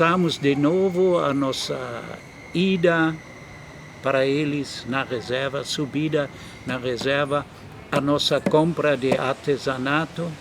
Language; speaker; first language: Portuguese; non-native, fluent; German